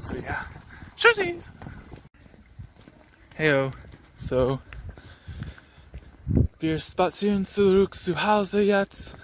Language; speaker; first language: German; non-native, learner; English